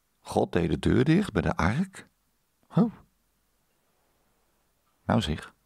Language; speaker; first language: Dutch; native; Dutch